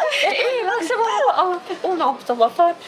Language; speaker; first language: Finnish; non-native, fluent; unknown